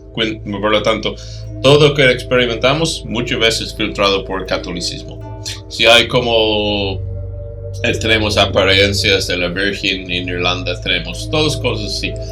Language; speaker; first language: Spanish; non-native, fluent; English